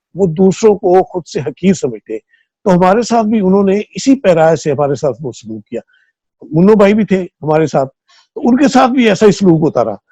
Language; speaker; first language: Urdu; non-native, local second language; Punjabi